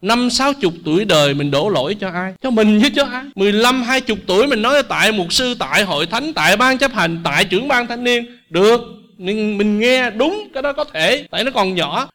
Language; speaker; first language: Vietnamese; native; Vietnamese